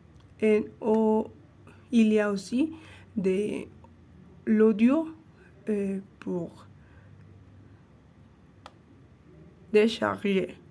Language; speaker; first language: French; non-native, learner; Spanish